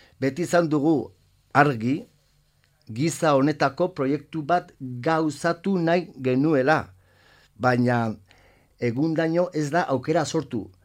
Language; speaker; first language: Basque; non-native, local second language; Spanish